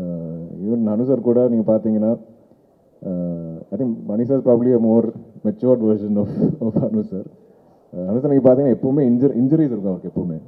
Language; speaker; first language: Tamil; non-native, local second language; Malayalam